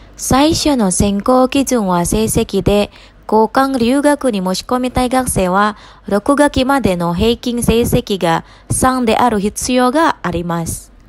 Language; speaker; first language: Japanese; non-native, fluent; Indonesian